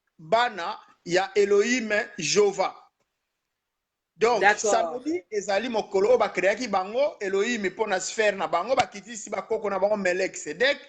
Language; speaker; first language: Lingala; non-native, local second language; Kongo